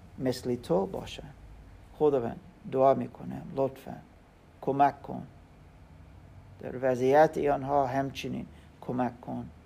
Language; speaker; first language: Persian; non-native, learner; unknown